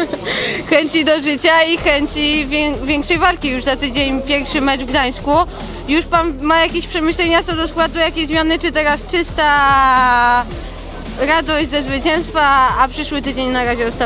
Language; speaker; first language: Polish; native; Polish